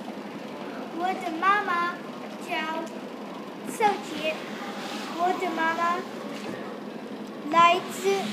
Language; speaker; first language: Chinese; non-native, learner; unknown